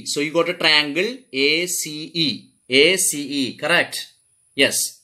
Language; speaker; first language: English; non-native, local second language; Malayalam